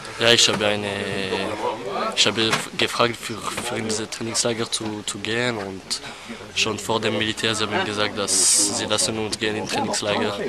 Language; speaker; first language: German; non-native, local second language; French